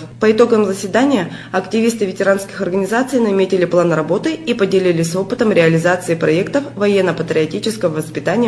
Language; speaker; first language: Russian; native; Russian